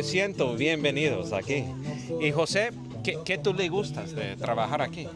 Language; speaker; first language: Spanish; non-native, learner; English